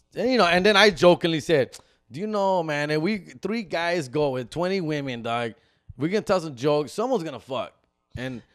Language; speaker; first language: English; early bilingual, other home language; Spanish